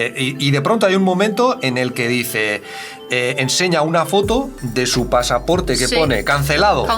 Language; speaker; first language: Spanish; native; Spanish